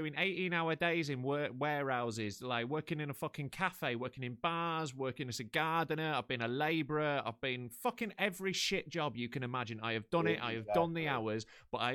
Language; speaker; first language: English; native; English